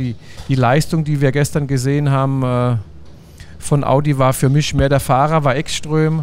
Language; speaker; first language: German; native; German